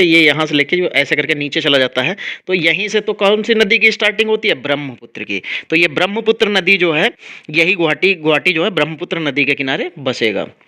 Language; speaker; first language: Hindi; native; Hindi